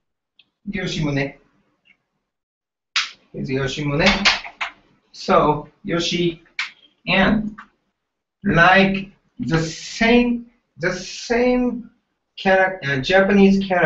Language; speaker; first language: English; non-native, learner; Japanese